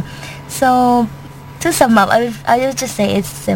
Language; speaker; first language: English; non-native, fluent; Thai